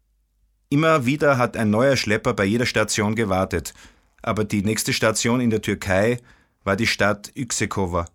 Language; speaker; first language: German; non-native, fluent; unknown